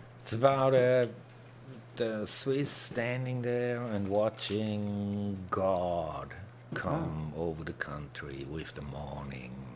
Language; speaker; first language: English; non-native, fluent; German